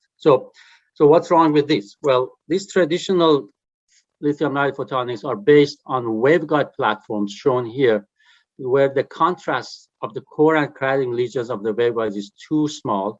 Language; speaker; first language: English; non-native, fluent; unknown